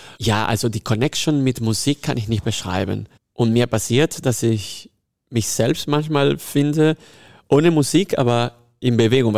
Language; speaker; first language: German; non-native, fluent; Spanish